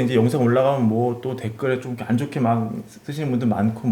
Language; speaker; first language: Korean; native; Korean